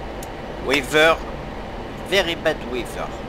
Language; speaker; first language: English; non-native, learner; French